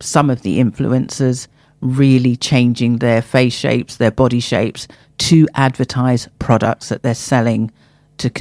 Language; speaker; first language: English; native; English